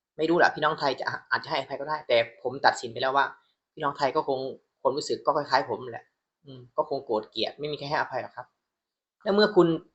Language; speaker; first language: Thai; native; Thai